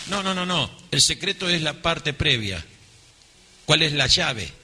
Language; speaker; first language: Spanish; native; Spanish